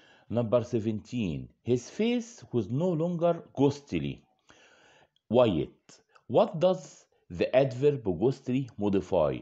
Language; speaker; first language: English; non-native, fluent; Arabic